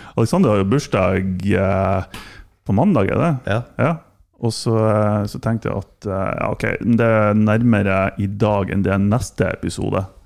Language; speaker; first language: Norwegian; non-native, fluent; German